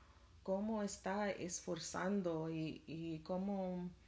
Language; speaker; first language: Spanish; non-native, learner; English